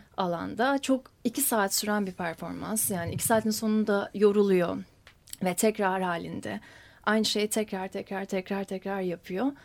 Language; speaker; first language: Turkish; native; Turkish